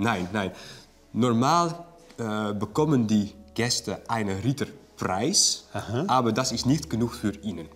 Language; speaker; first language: German; non-native, learner; Dutch